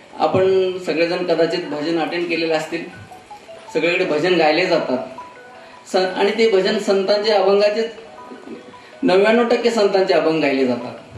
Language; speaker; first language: Marathi; non-native, local second language; Kannada